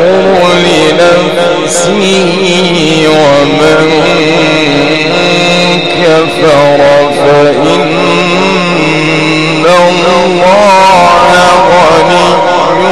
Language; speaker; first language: Arabic; native; Arabic